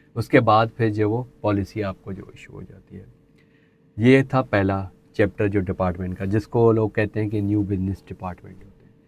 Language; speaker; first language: Urdu; non-native, local second language; Sindhi